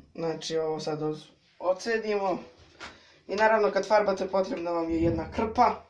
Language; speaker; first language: Serbian; native; Serbian